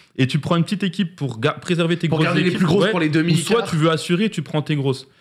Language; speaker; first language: French; native; French